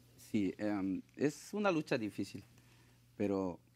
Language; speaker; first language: Spanish; native; Spanish